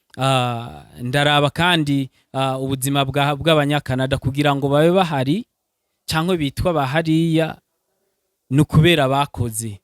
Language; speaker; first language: Rundi; early bilingual, heritage; Rundi